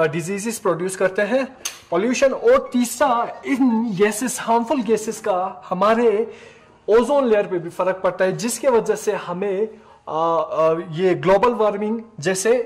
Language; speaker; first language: Hindi; non-native, local second language; Ladakhi